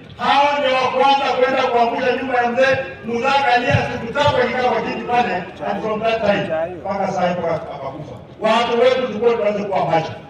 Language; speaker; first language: Swahili; non-native, local second language; Luyia